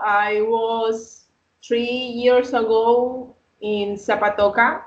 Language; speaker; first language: English; non-native, learner; Spanish